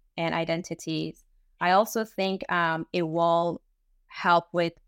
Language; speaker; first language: English; early bilingual, other home language; Persian